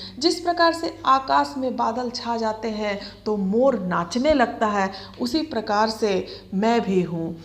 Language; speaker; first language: Hindi; native; Hindi